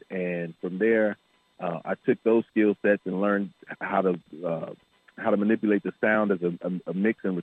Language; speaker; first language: English; native; English